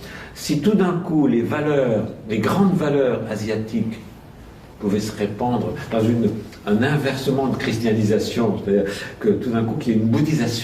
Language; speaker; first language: French; native; French